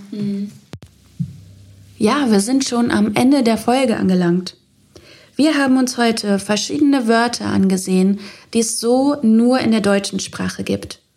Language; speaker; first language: German; native; German